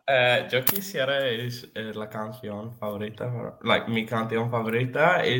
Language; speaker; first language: Spanish; non-native, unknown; English